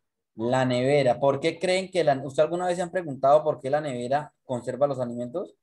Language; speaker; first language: Spanish; native; Spanish